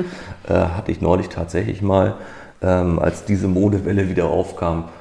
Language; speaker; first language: German; native; German